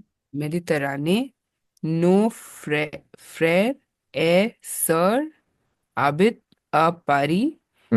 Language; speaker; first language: French; non-native, learner; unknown